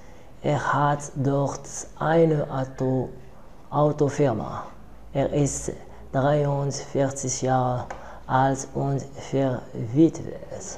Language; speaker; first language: German; non-native, learner; Arabic